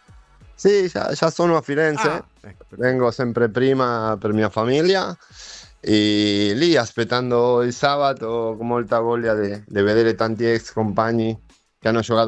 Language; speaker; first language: Italian; non-native, fluent; Spanish